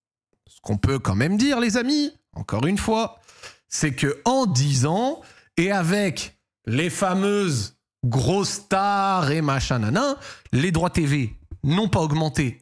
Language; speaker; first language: French; native; French